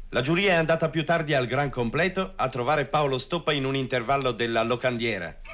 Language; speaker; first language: Italian; native; Italian